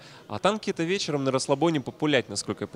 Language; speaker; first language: Russian; native; Russian